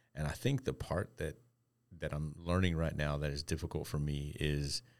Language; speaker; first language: English; native; English